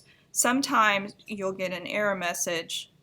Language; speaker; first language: English; native; English